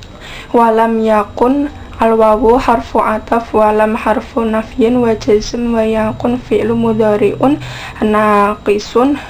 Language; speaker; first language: Arabic; non-native, learner; Indonesian